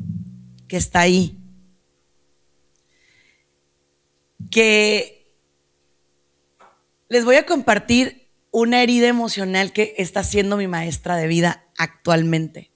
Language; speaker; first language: Spanish; native; Spanish